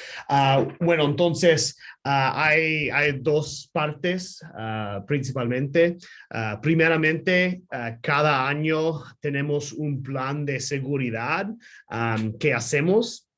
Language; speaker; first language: Spanish; non-native, learner; English